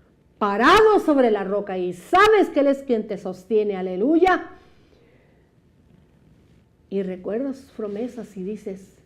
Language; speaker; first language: Spanish; native; Spanish